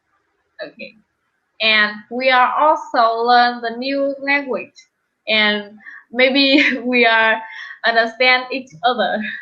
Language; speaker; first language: English; non-native, learner; Vietnamese